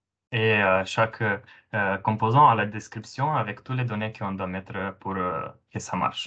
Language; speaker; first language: French; non-native, fluent; Romanian